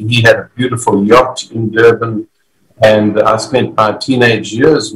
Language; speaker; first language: English; native; English